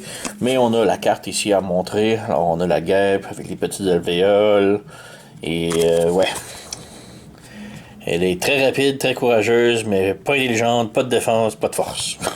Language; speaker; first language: French; native; French